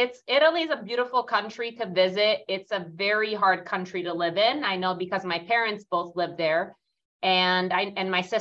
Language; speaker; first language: English; non-native, fluent; Italian